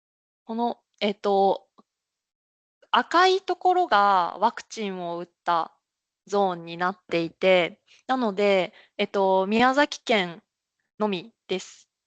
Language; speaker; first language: Japanese; native; Japanese